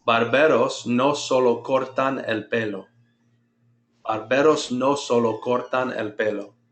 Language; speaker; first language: Spanish; non-native, fluent; English